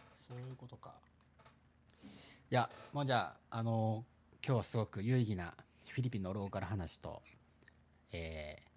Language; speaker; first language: Japanese; early bilingual, heritage; Japanese